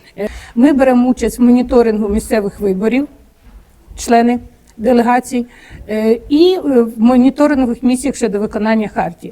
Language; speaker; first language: Ukrainian; native; Ukrainian